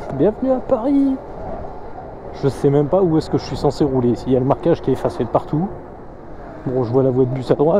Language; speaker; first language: French; native; French